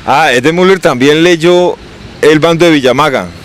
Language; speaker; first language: Spanish; native; Spanish